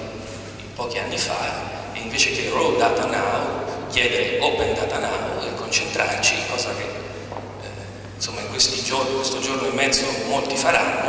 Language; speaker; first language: Italian; native; Italian